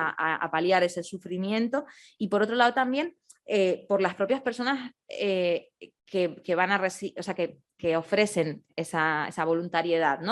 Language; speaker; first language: Spanish; native; Spanish